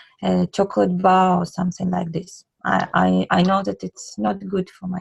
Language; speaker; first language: English; non-native, learner; Russian